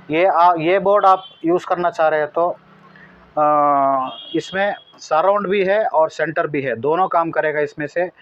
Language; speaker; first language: Hindi; non-native, local second language; Telugu